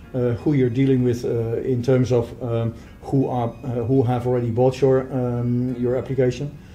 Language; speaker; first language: English; non-native, fluent; Dutch